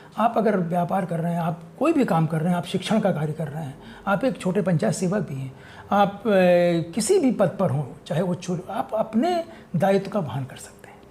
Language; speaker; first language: Hindi; native; Hindi